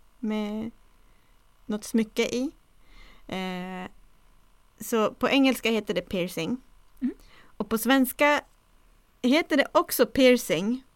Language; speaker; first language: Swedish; native; Swedish